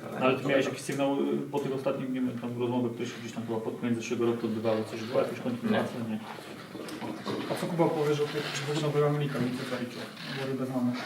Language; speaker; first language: Polish; native; Polish